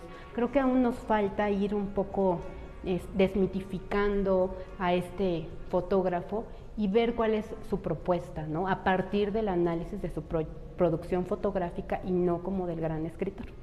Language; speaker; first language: Spanish; native; Spanish